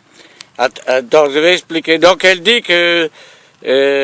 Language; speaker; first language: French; non-native, fluent; Italian